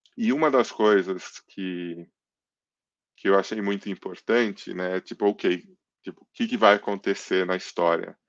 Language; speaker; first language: Portuguese; early bilingual, other home language; English